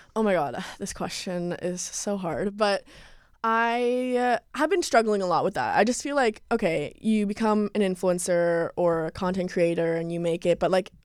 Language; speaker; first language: English; native; English